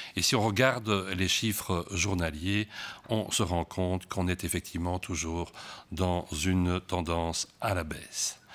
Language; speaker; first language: French; native; French